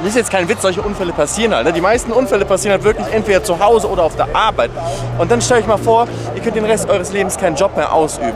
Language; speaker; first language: German; native; German